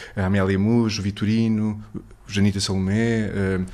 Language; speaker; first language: Portuguese; native; Portuguese